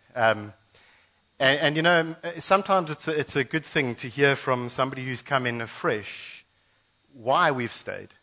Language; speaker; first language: English; native; English